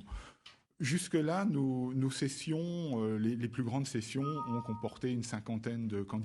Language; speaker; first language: French; native; French